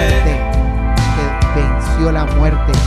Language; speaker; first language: Spanish; native; Spanish